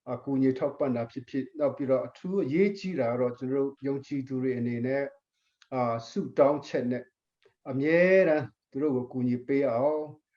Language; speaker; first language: Burmese; non-native, local second language; Hakha Chin